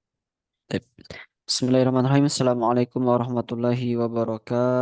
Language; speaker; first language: Arabic; non-native, fluent; Indonesian